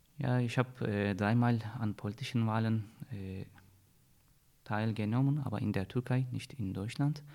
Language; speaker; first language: German; non-native, learner; Turkish